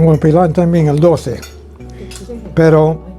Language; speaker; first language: Spanish; non-native, fluent; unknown